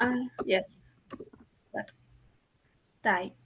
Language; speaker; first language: English; non-native, learner; Spanish